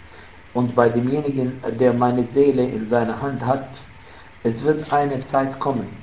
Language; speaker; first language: German; non-native, fluent; Arabic